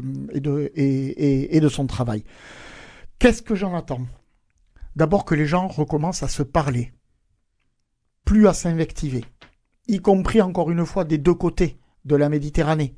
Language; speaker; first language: French; native; French